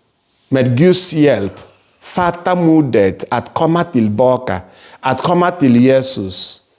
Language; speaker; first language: Swedish; non-native, fluent; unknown